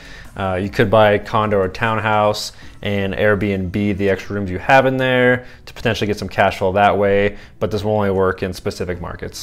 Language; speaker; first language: English; native; English